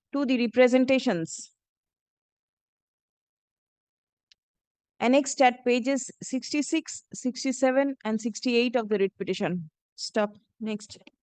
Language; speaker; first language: English; non-native, local second language; Bangla